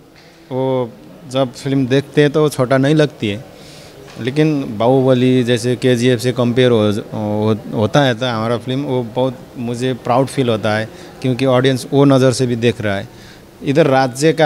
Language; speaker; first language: Hindi; non-native, learner; Nepali